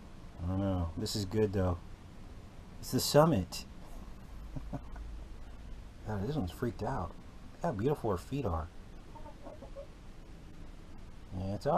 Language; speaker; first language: English; native; English